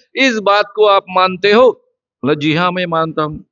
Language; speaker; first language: Hindi; non-native, local second language; Marathi